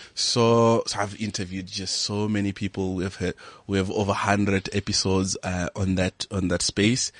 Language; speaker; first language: English; non-native, local second language; Venda